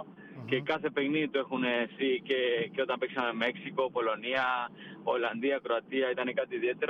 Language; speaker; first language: Greek; non-native, fluent; Spanish